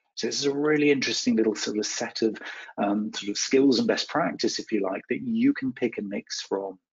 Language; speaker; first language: English; native; English